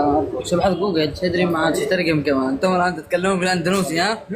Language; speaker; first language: Arabic; native; Arabic